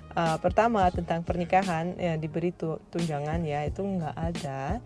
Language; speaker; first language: Indonesian; non-native, fluent; Russian